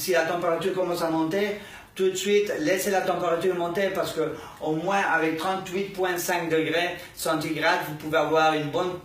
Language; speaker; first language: French; non-native, fluent; Spanish